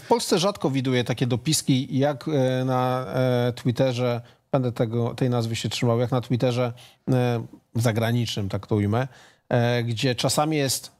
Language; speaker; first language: Polish; native; Polish